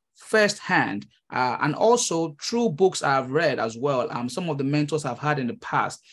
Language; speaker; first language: English; non-native, local second language; Yoruba